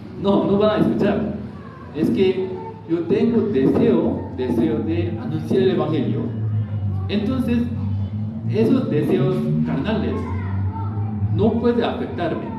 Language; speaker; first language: Spanish; non-native, learner; Korean